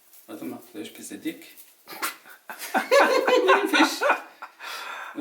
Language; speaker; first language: German; non-native, learner; Turkish